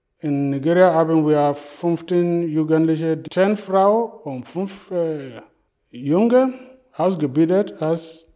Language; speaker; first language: German; non-native, fluent; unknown